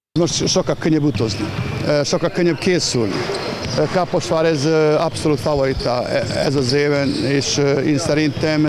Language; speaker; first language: Hungarian; non-native, learner; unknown